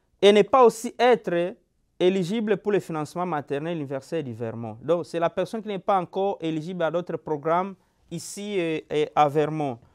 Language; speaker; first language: French; non-native, local second language; Lingala